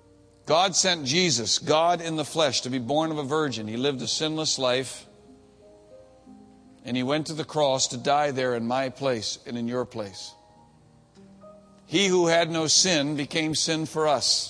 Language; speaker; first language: English; native; English